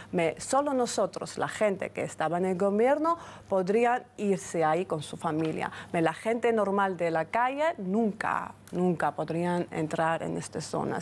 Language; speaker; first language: Spanish; non-native, fluent; Georgian